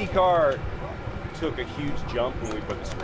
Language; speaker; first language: English; native; English